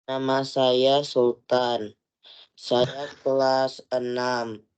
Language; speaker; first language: Indonesian; non-native, learner; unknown